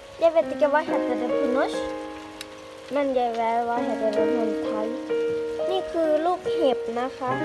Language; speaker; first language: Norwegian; non-native, learner; Thai